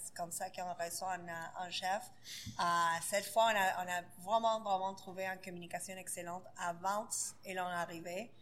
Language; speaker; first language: French; non-native, fluent; Spanish